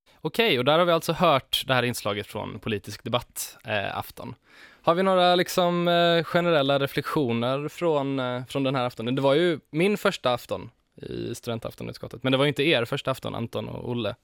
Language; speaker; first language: Swedish; native; Swedish